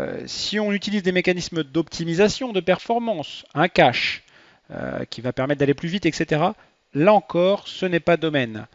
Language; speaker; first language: French; native; French